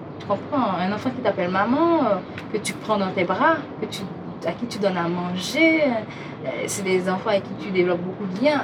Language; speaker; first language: French; non-native, local second language; Haitian Creole